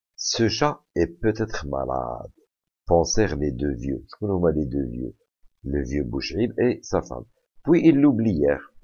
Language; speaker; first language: French; non-native, local second language; Arabic